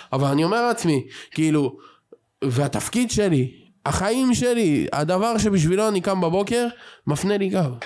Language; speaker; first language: Hebrew; native; Hebrew